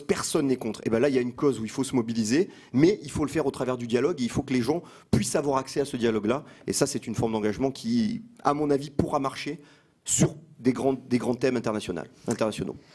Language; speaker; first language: French; native; French